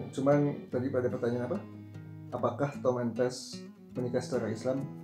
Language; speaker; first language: Indonesian; native; Indonesian